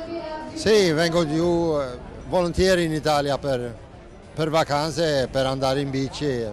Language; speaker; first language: Italian; non-native, fluent; Swedish